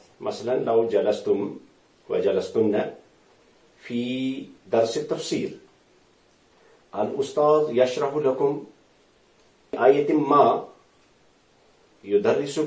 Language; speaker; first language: Arabic; non-native, fluent; Urdu